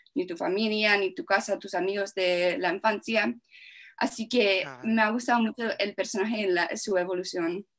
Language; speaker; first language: Spanish; non-native, fluent; English